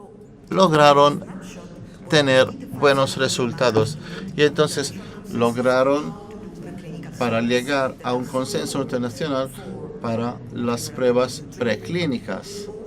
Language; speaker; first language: Spanish; non-native, fluent; Italian